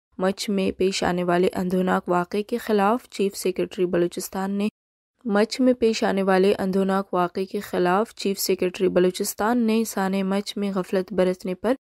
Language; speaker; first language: Urdu; non-native, local second language; Baluchi